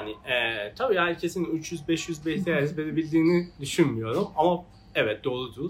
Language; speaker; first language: Turkish; non-native, fluent; Persian